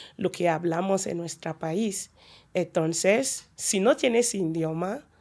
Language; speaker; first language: Spanish; non-native, learner; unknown